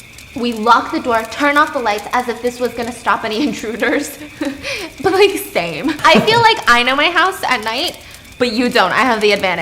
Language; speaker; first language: English; native; English